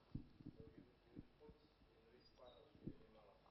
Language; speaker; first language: English; non-native, fluent; Indonesian